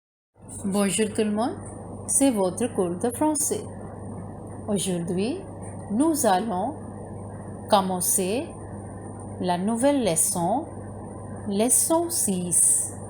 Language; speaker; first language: French; non-native, fluent; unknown